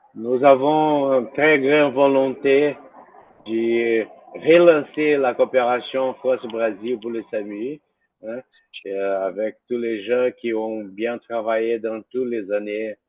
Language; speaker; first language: French; non-native, fluent; Portuguese